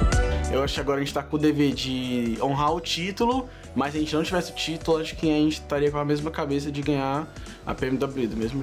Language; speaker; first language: Portuguese; native; Portuguese